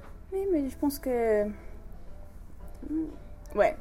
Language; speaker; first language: French; non-native, learner; English